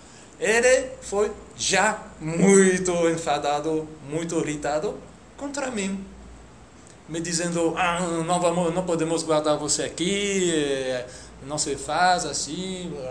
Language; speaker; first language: Portuguese; non-native, fluent; French